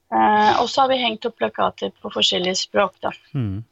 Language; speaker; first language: Norwegian; early bilingual, other home language; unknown